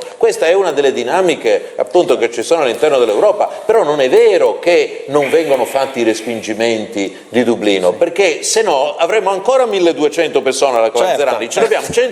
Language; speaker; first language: Italian; native; Italian